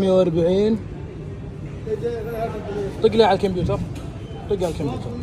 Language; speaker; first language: Arabic; native; Arabic